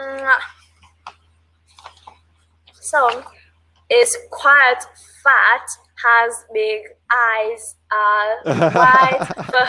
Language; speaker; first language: English; non-native, learner; Vietnamese